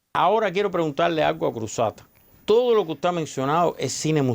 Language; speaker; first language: Spanish; native; Spanish